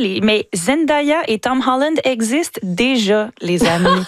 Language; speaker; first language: French; native; French